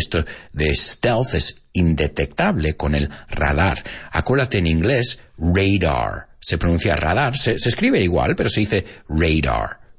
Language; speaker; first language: Spanish; non-native, fluent; English